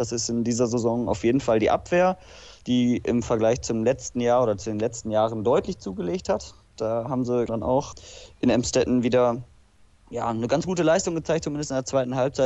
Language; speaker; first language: German; native; German